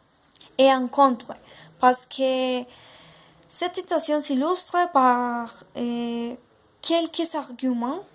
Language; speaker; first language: French; non-native, learner; Spanish